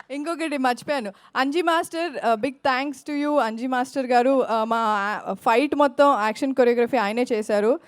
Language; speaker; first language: Telugu; native; Telugu